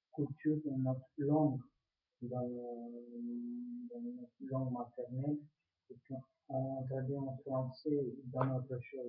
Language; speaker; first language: French; non-native, fluent; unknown